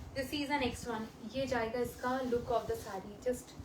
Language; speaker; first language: Hindi; non-native, local second language; Bangla